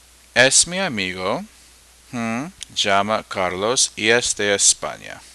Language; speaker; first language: Spanish; non-native, fluent; English